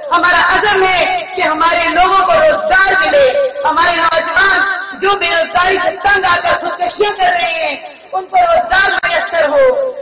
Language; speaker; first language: Urdu; non-native, local second language; Pashto